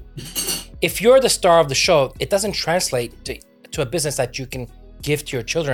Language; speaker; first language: English; non-native, fluent; French